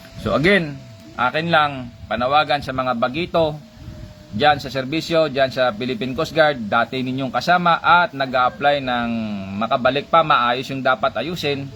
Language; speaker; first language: Filipino; non-native, local second language; Hiligaynon